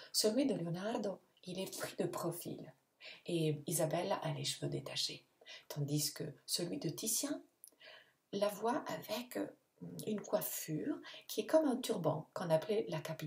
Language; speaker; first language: French; non-native, fluent; Italian